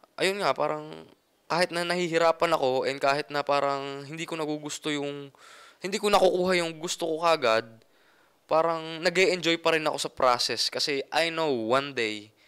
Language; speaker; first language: Filipino; native; Filipino